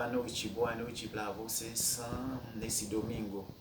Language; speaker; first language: Portuguese; non-native, fluent; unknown